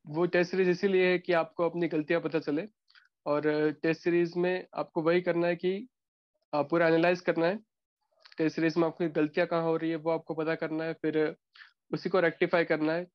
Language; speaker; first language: Hindi; non-native, local second language; Gujarati